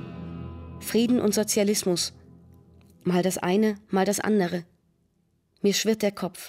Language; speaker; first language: German; native; German